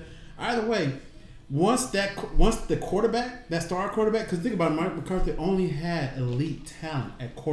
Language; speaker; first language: English; native; English